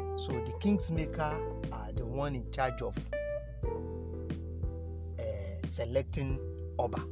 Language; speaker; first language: English; non-native, local second language; Yoruba